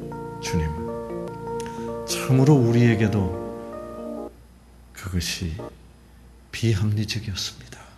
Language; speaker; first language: Korean; native; Korean